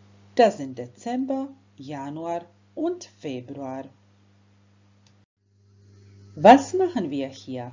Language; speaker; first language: German; non-native, fluent; Croatian